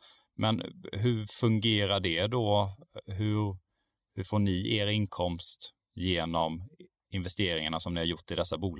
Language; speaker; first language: Swedish; native; Swedish